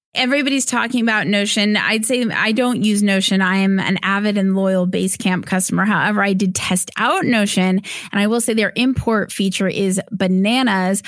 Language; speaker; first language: English; native; English